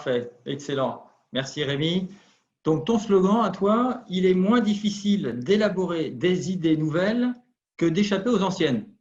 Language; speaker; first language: French; native; French